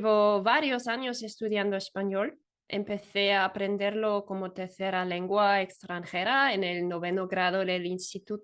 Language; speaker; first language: Spanish; non-native, fluent; German